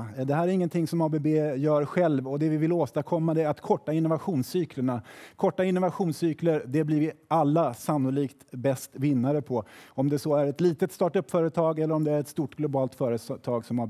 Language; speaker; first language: Swedish; native; Swedish